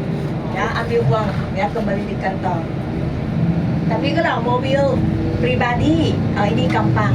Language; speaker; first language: Indonesian; non-native, learner; Thai